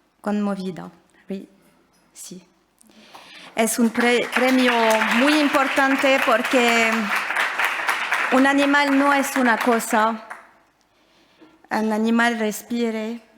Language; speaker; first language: Spanish; non-native, learner; French